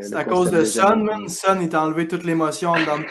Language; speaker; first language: French; native; French